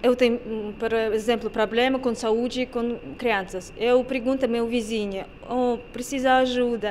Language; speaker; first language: Portuguese; non-native, learner; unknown